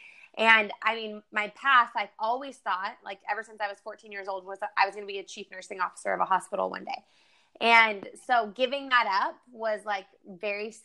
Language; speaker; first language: English; native; English